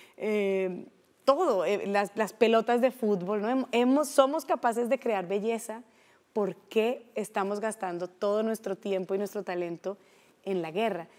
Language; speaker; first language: Spanish; native; Spanish